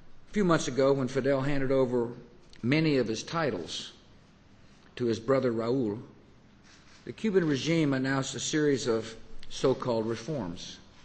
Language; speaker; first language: English; native; English